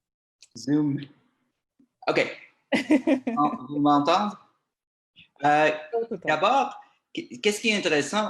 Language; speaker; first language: French; non-native, local second language; English